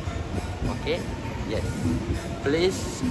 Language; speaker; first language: English; non-native, learner; Indonesian